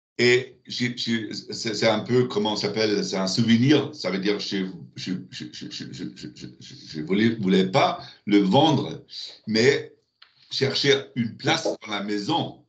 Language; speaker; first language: French; non-native, learner; German